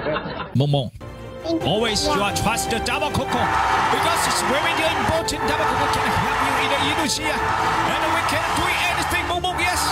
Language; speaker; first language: English; non-native, learner; Chinese